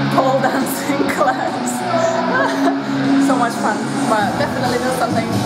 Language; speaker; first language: English; non-native, fluent; Polish